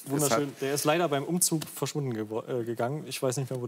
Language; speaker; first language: German; native; German